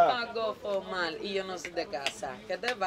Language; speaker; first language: Spanish; native; Spanish